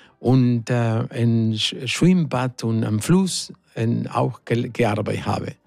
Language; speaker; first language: German; non-native, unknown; Spanish